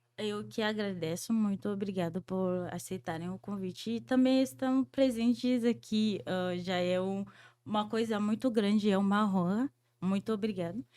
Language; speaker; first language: Portuguese; non-native, fluent; Haitian Creole